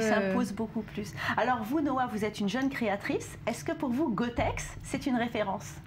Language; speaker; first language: French; native; French